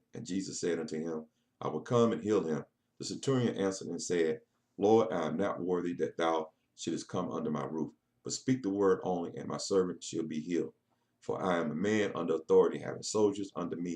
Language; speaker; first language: English; native; English